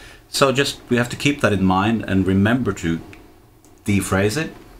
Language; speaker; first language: English; non-native, fluent; Norwegian